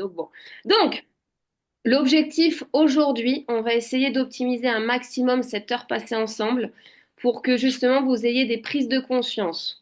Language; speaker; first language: French; native; French